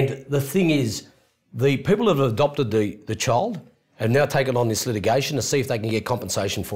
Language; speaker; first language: English; native; English